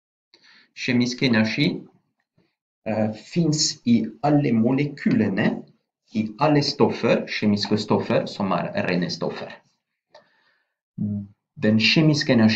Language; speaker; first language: Norwegian; non-native, fluent; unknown